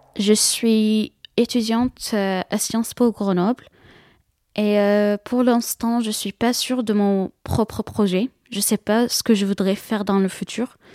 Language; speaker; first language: French; non-native, fluent; Arabic